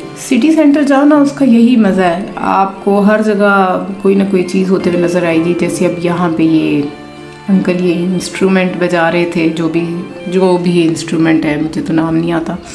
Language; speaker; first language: Urdu; non-native, local second language; Punjabi